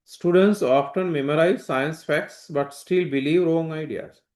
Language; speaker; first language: English; non-native, local second language; Sinhala